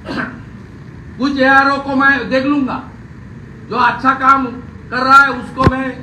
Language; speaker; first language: Hindi; non-native, local second language; Bangla